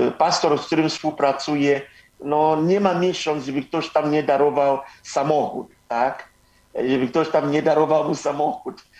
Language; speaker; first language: Polish; non-native, fluent; Igbo